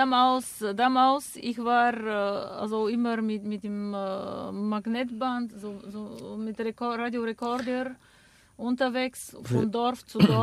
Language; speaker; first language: German; non-native, fluent; Bulgarian